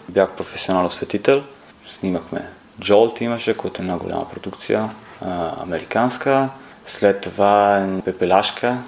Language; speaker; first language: Bulgarian; non-native, fluent; Italian